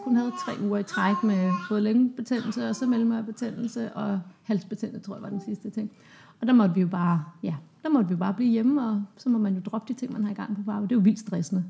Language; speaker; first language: Danish; native; Danish